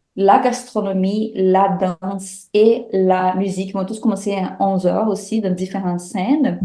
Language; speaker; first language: French; non-native, fluent; Portuguese